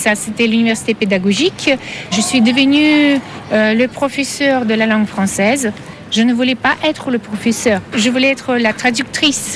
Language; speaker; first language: French; non-native, fluent; Russian